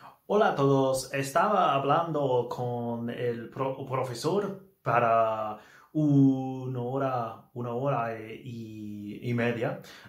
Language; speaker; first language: Spanish; non-native, learner; English